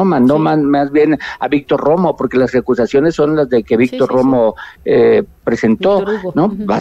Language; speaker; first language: Spanish; native; Spanish